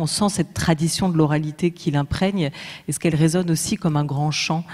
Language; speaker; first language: French; native; French